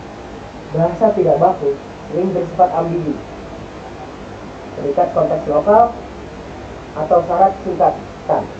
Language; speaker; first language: Indonesian; native; Indonesian